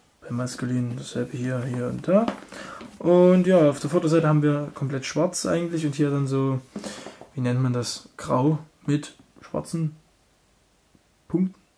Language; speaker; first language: German; native; German